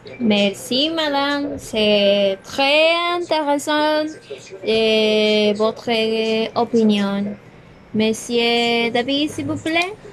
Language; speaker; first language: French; non-native, learner; Spanish